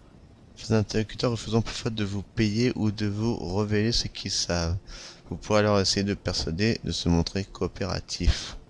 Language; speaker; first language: French; native; French